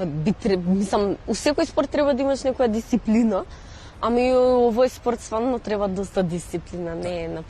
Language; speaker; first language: Macedonian; non-native, local second language; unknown